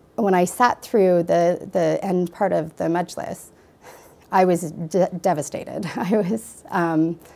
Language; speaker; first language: English; native; English